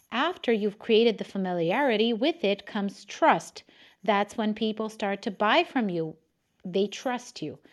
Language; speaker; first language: English; non-native, fluent; Romanian